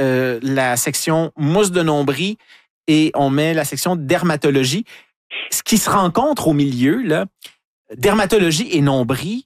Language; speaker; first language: French; native; French